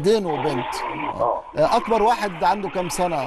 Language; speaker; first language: Arabic; native; Arabic